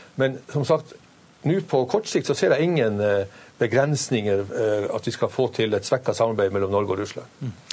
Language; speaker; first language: Norwegian; native; Norwegian